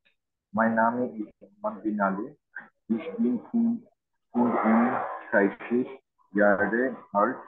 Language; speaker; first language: German; non-native, learner; Bangla